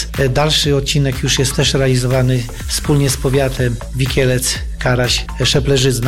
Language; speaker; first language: Polish; native; Polish